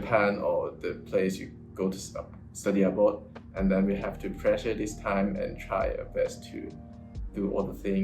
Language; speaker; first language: English; non-native, local second language; Cantonese